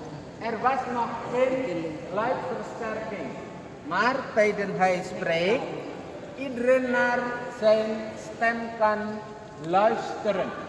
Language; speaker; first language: Dutch; non-native, learner; Indonesian